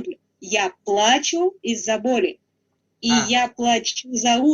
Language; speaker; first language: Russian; native; Russian